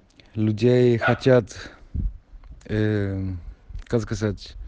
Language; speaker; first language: Russian; non-native, learner; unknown